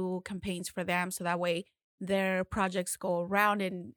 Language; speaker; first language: English; non-native, fluent; Spanish